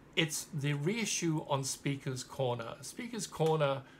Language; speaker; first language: English; native; English